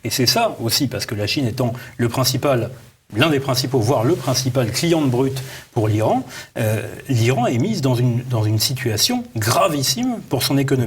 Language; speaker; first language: French; native; French